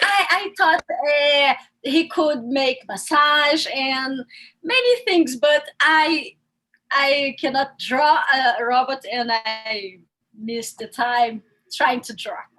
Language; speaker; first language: English; non-native, learner; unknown